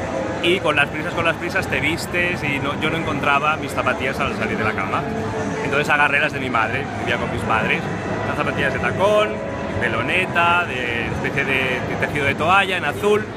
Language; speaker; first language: Spanish; native; Spanish